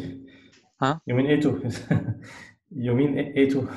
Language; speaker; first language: English; non-native, learner; Arabic